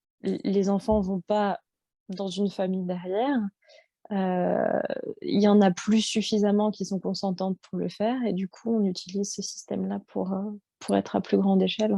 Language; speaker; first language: French; native; French